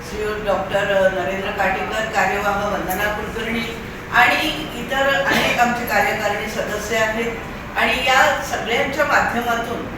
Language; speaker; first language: Marathi; native; Marathi